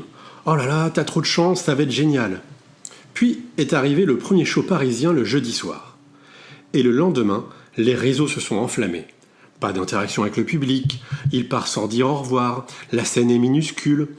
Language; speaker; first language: French; native; French